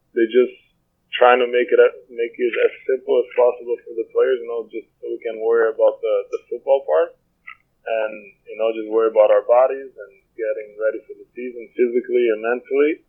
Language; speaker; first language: English; non-native, fluent; Portuguese